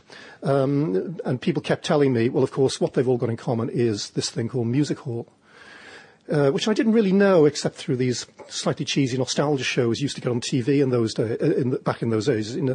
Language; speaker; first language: English; native; English